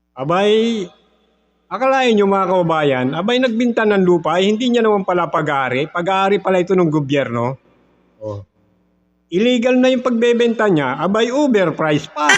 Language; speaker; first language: Filipino; native; Filipino